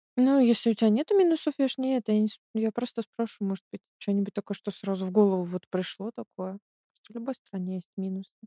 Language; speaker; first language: Russian; native; Russian